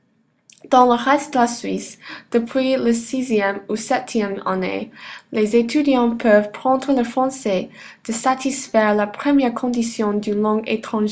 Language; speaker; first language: French; non-native, learner; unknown